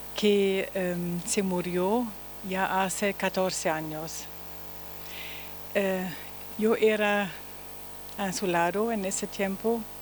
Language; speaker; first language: Spanish; non-native, learner; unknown